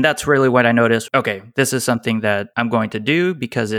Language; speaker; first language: English; native; English